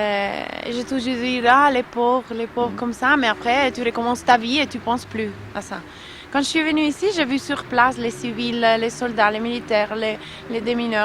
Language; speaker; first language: French; non-native, local second language; Italian